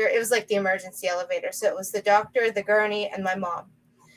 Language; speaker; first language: English; native; English